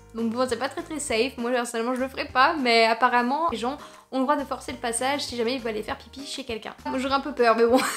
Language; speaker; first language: French; native; French